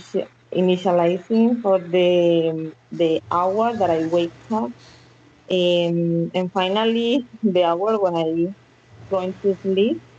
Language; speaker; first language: English; non-native, learner; Spanish